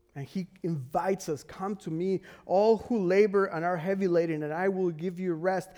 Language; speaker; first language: English; non-native, fluent; Spanish